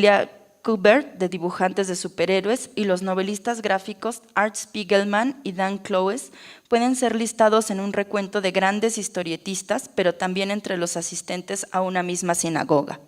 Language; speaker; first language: Spanish; native; Spanish